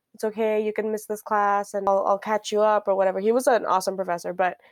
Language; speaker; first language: English; native; English